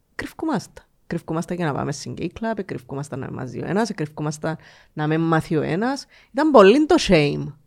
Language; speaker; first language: Greek; native; Greek